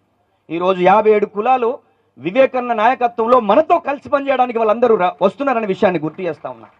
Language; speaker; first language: Telugu; native; Telugu